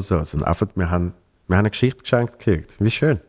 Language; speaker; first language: German; native; German